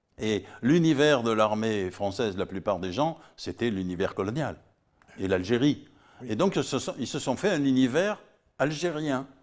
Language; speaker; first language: French; native; French